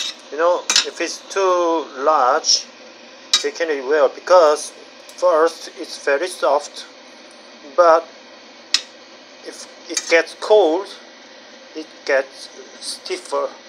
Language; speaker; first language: English; non-native, fluent; Korean